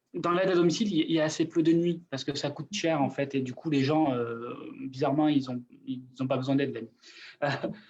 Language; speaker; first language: French; native; French